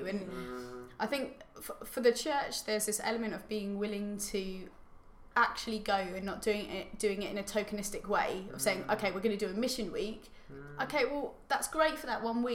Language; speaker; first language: English; native; English